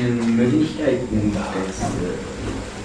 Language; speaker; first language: German; non-native, learner; French